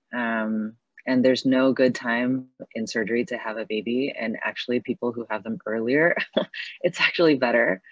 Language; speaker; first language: English; early bilingual, other home language; Chinese